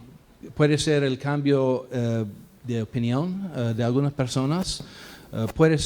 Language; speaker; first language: Spanish; non-native, fluent; English